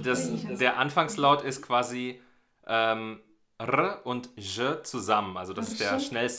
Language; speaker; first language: German; native; German